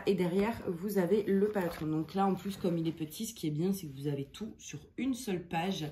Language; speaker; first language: French; native; French